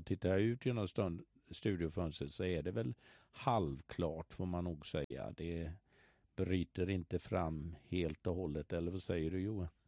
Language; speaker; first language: Swedish; native; Swedish